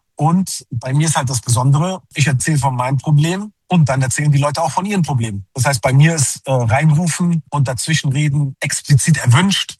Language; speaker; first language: German; early bilingual, other home language; Turkish